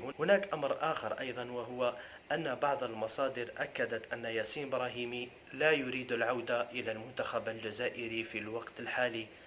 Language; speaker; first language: Arabic; native; Arabic